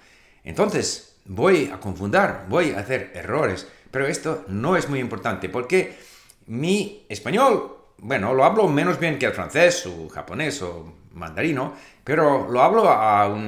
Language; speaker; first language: Spanish; non-native, fluent; English